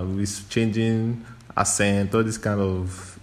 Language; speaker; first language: English; non-native, local second language; Yoruba